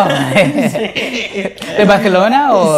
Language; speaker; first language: Spanish; non-native, learner; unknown